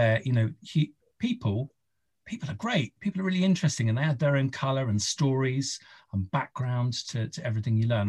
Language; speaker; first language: English; native; English